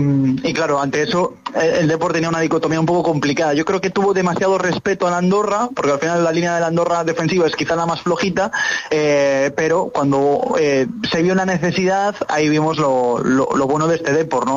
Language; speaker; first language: Spanish; native; Spanish